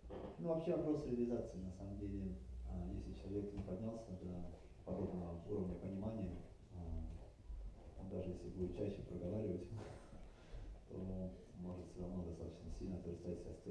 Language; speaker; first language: Russian; native; Russian